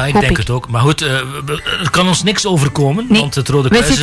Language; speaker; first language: Dutch; native; Dutch